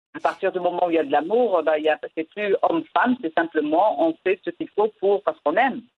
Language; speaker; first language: French; non-native, local second language; Arabic